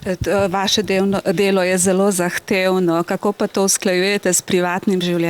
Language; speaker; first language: Slovenian; native; Slovenian